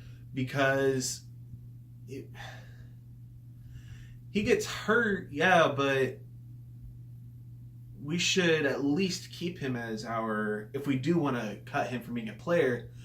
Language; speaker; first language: English; native; English